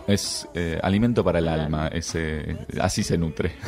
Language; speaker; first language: Spanish; native; Spanish